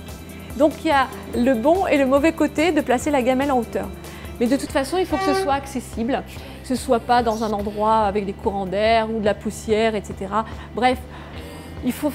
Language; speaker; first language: French; native; French